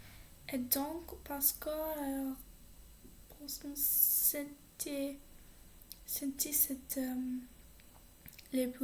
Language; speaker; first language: French; non-native, learner; English